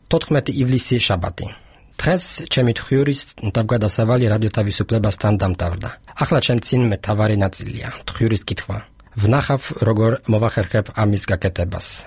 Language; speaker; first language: Georgian; non-native, fluent; Polish